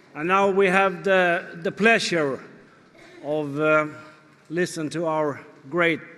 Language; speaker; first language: English; non-native, fluent; Swedish